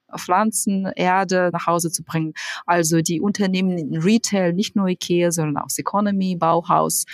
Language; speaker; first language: German; non-native, fluent; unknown